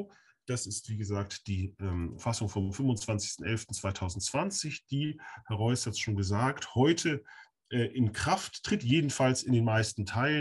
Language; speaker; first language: German; native; German